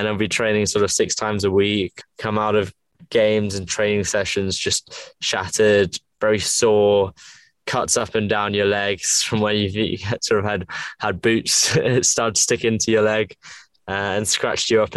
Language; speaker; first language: English; native; English